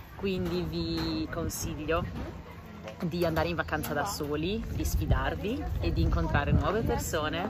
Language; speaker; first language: English; non-native, fluent; Italian